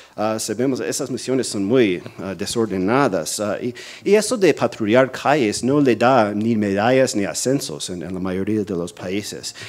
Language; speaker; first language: Spanish; non-native, fluent; English